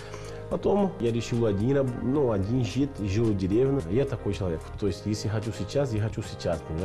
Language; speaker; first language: Russian; non-native, learner; Portuguese